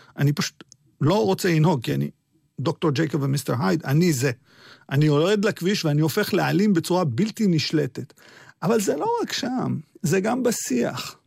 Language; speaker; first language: Hebrew; early bilingual, other home language; Arabic